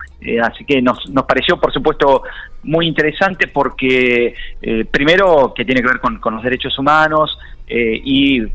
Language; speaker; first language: Spanish; native; Spanish